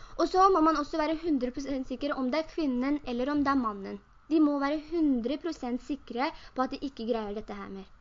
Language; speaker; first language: Norwegian; early bilingual, other home language; Urdu